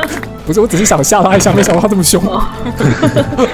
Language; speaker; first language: Chinese; native; Chinese